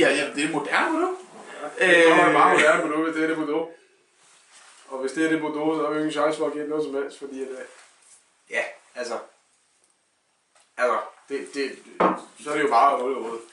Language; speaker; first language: Danish; native; Danish